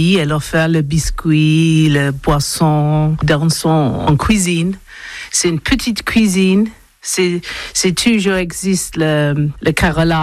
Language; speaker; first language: French; non-native, learner; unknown